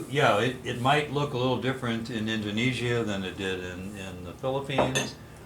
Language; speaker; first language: English; native; English